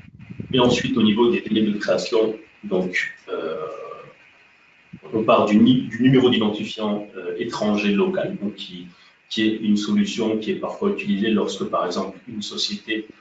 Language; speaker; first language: French; native; French